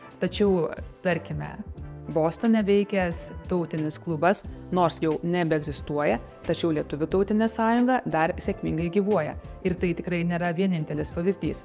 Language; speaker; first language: Lithuanian; native; Lithuanian